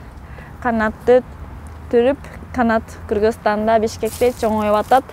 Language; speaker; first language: Kyrgyz; non-native, fluent; Japanese